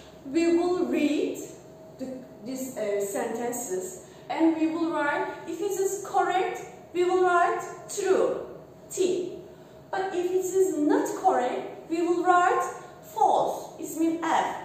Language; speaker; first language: English; non-native, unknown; Turkish